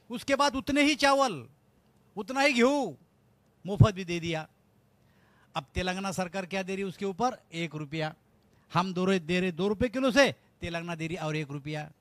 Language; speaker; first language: Hindi; non-native, local second language; Marathi